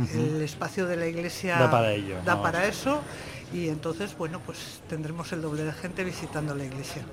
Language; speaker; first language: Spanish; native; Spanish